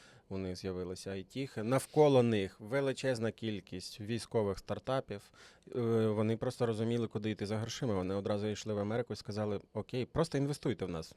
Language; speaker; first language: Ukrainian; native; Ukrainian